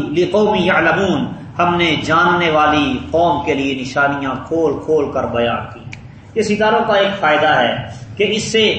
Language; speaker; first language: Urdu; non-native, local second language; Punjabi